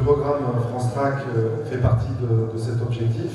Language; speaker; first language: French; native; French